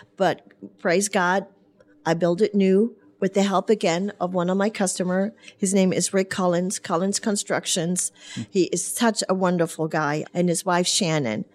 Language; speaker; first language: English; non-native, fluent; German